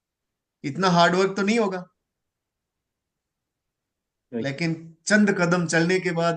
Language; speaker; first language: Hindi; native; Hindi